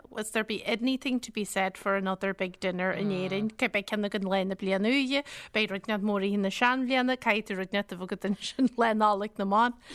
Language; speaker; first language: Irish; native; Irish